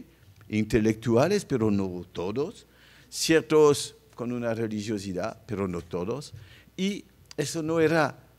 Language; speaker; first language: Spanish; non-native, fluent; French